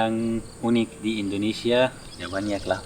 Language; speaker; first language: Indonesian; non-native, fluent; Arabic